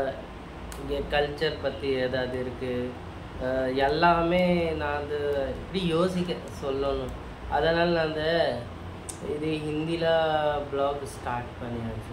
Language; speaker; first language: Tamil; non-native, fluent; Hindi